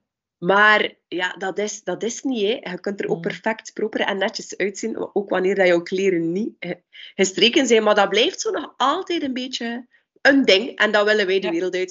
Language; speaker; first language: Dutch; native; Dutch